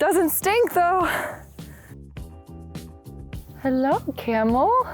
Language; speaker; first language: English; native; English